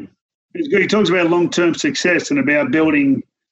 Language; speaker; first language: English; native; English